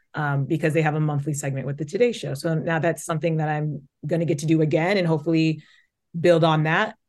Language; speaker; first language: English; native; English